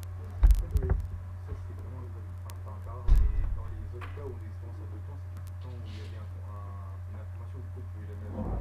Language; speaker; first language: French; native; French